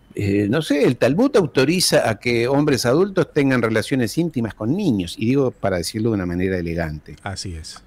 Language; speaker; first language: Spanish; early bilingual, heritage; Spanish